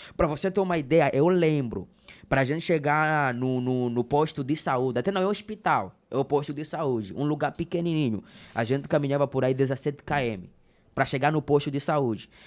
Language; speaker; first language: Portuguese; non-native, local second language; Makhuwa